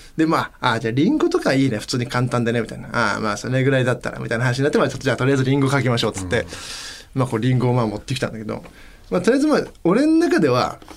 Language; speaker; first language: Japanese; native; Japanese